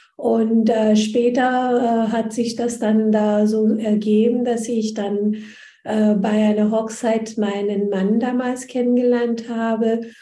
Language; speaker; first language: German; non-native, fluent; Hindi